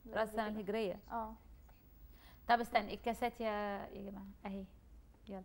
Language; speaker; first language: Arabic; native; Arabic